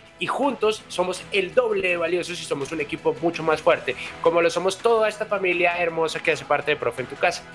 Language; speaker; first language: Spanish; native; Spanish